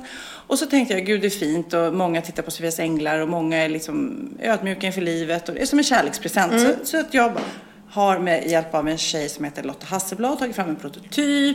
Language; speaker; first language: Swedish; native; Swedish